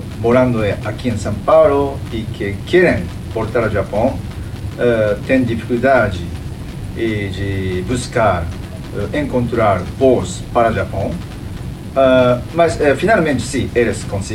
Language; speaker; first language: Portuguese; non-native, fluent; Japanese